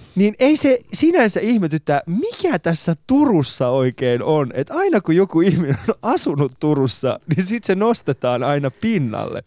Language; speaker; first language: Finnish; early bilingual, other home language; Persian